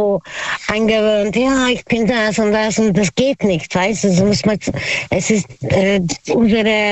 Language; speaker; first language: German; non-native, learner; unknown